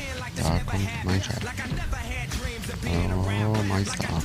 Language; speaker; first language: German; non-native, learner; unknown